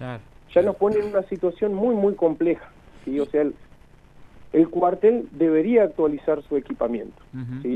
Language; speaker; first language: Spanish; native; Spanish